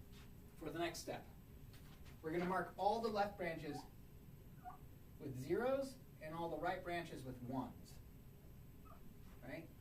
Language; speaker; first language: English; native; English